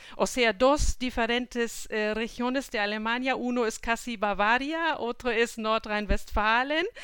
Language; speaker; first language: Spanish; non-native, fluent; German